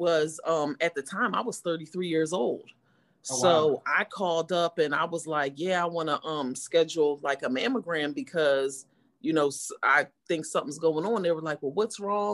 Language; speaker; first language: English; native; English